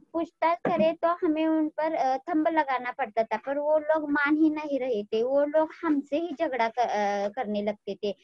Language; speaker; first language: Hindi; non-native, local second language; Marathi